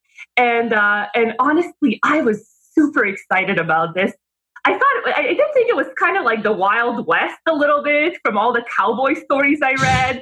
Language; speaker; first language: English; non-native, fluent; Bosnian